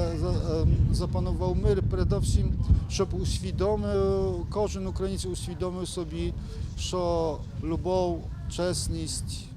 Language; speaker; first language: Ukrainian; early bilingual, heritage; Ukrainian